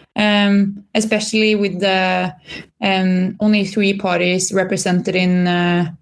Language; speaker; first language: English; non-native, fluent; Norwegian